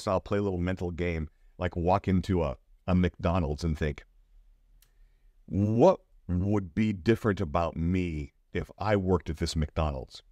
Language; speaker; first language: English; native; English